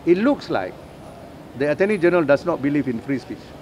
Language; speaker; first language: English; non-native, local second language; Malay